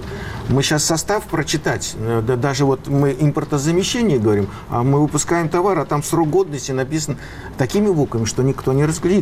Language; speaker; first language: Russian; native; Russian